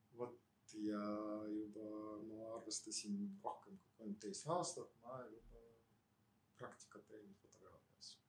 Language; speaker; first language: Estonian; non-native, local second language; Russian